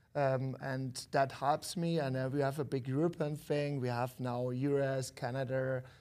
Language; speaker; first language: English; non-native, learner; German